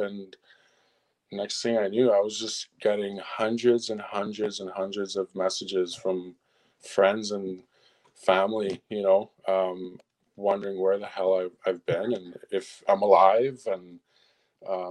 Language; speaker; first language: English; early bilingual, other home language; French